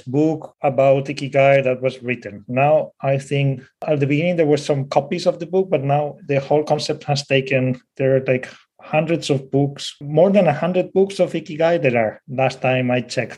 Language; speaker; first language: English; non-native, fluent; Spanish